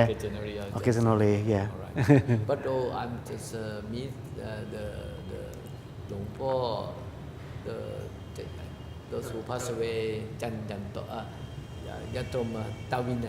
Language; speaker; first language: English; non-native, learner; Thai